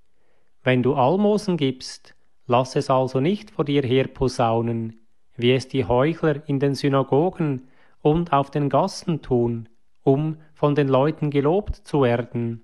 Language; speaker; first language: German; native; German